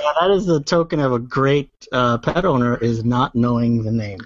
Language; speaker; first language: English; native; English